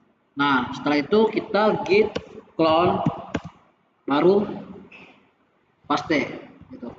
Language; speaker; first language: Indonesian; native; Indonesian